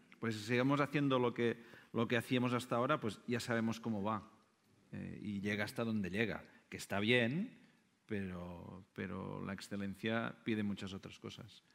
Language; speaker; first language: Spanish; non-native, local second language; Catalan